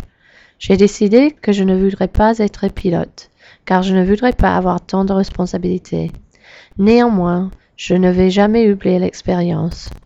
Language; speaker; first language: French; non-native, learner; English